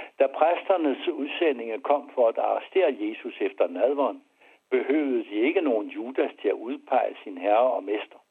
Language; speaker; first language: Danish; early bilingual, other home language; French